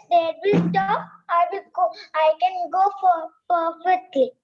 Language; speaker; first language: English; non-native, learner; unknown